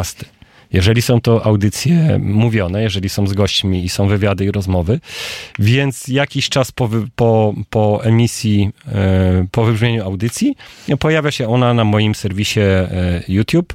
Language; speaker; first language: Polish; native; Polish